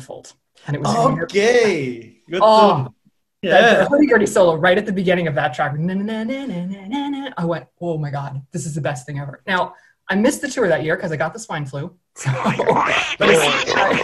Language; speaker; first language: English; native; English